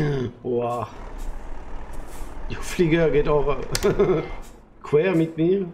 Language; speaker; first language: German; non-native, learner; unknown